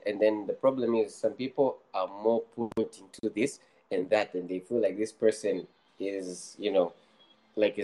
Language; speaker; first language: English; non-native, local second language; Nyanja